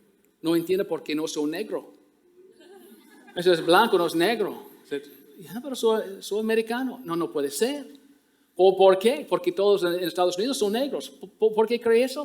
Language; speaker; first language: Spanish; non-native, fluent; English